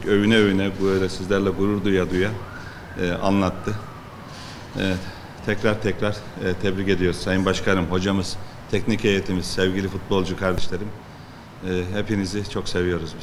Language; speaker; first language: Turkish; native; Turkish